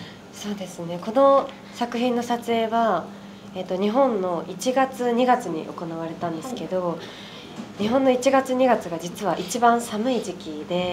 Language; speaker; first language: Japanese; native; Japanese